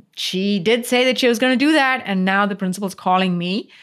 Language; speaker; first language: English; non-native, local second language; Tamil